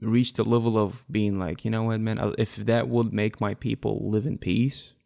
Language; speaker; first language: English; non-native, fluent; Arabic